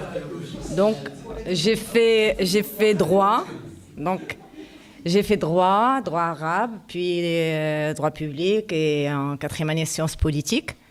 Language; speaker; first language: French; non-native, local second language; Arabic